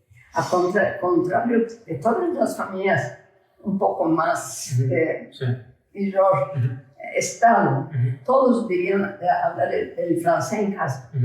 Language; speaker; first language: Spanish; early bilingual, heritage; Ladino